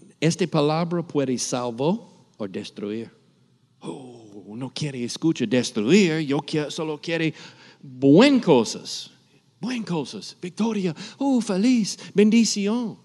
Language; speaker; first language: Spanish; non-native, learner; English